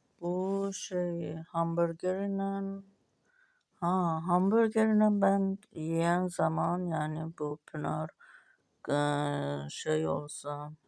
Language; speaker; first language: Turkish; non-native, learner; Azerbaijani